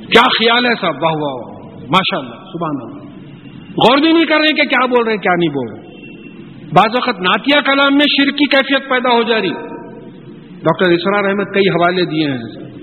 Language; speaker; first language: Urdu; native; Urdu